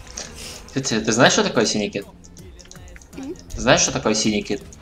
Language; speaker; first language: Russian; native; Russian